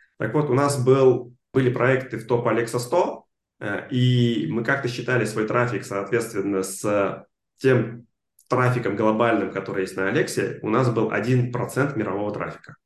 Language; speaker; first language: Russian; non-native, local second language; Armenian